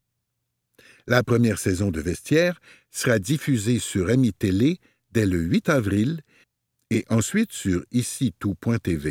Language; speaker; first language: French; native; French